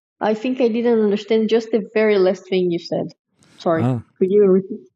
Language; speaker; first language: English; non-native, fluent; Portuguese